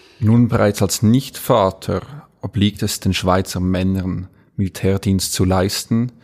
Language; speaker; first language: German; native; German